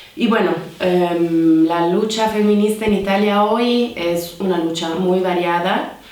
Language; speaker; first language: Spanish; non-native, fluent; Italian